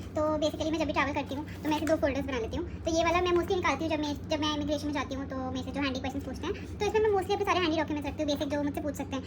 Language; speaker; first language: Hindi; native; Hindi